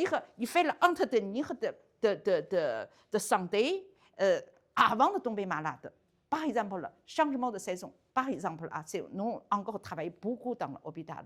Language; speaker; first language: French; non-native, learner; Chinese